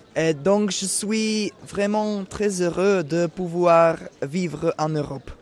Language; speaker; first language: French; non-native, fluent; Czech